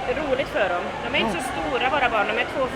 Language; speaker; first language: Swedish; native; Swedish